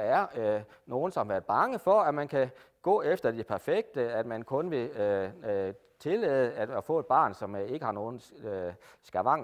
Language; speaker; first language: Danish; native; Danish